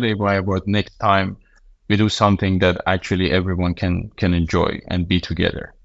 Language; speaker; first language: English; non-native, fluent; Persian